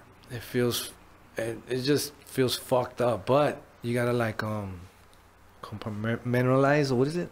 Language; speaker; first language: English; early bilingual, other home language; Spanish